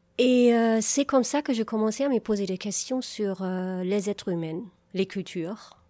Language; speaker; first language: French; non-native, fluent; German